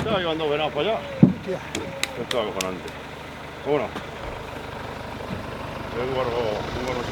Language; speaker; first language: Spanish; non-native, learner; Serbian